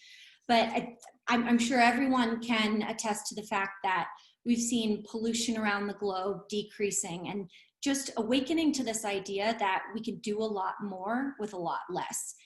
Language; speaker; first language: English; native; English